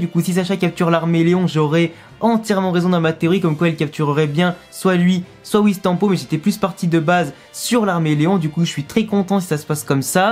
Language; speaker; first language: French; native; French